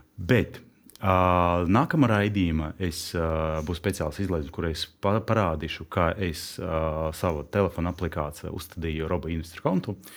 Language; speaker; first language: Latvian; non-native, local second language; Russian